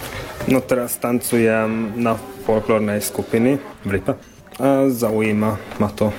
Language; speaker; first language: Slovak; non-native, local second language; Hungarian